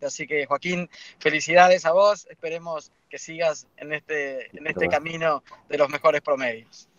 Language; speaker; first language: Spanish; native; Spanish